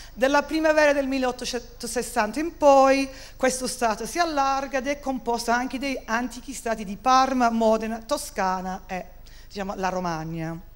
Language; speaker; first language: Italian; non-native, fluent; English